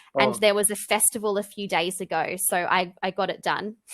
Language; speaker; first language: English; native; English